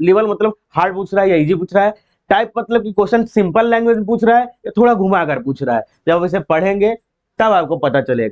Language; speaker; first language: Hindi; native; Hindi